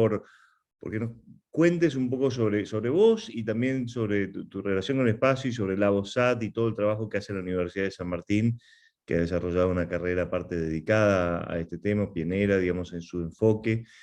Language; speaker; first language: Spanish; native; Spanish